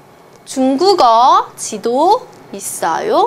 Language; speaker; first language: Korean; non-native, fluent; Chinese